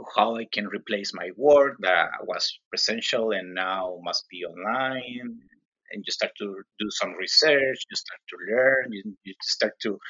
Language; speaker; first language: English; non-native, learner; Spanish